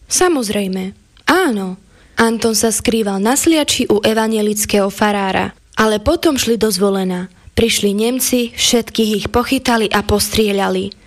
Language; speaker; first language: Slovak; native; Slovak